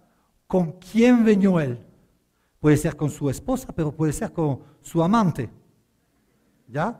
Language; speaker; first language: Spanish; non-native, fluent; French